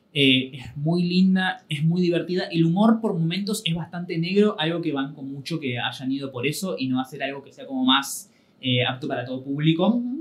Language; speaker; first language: Spanish; native; Spanish